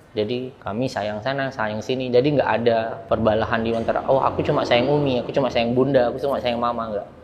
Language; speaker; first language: Indonesian; early bilingual, heritage; Indonesian